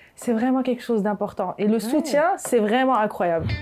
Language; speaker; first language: French; non-native, local second language; Arabic